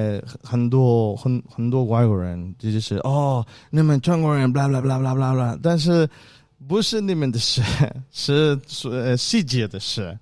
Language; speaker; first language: Chinese; non-native, learner; Spanish